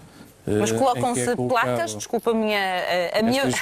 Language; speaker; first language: Portuguese; native; Portuguese